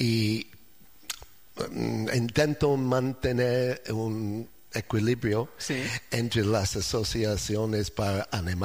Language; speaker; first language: Spanish; non-native, learner; English